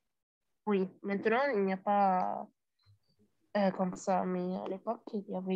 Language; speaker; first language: French; non-native, learner; Arabic